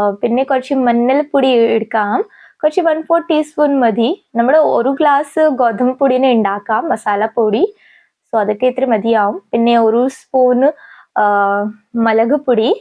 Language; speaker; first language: Malayalam; non-native, local second language; Hindi